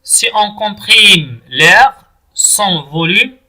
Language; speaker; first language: French; non-native, local second language; Arabic